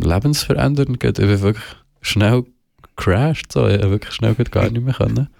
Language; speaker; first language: German; native; German